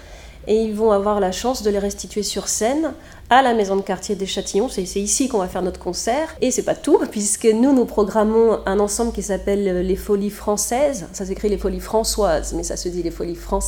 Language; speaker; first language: French; native; French